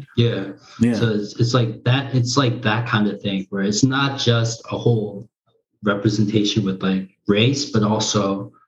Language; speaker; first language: English; early bilingual, other home language; Korean